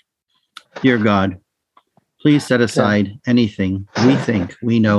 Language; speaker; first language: English; native; English